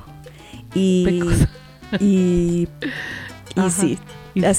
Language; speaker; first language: Spanish; non-native, learner; English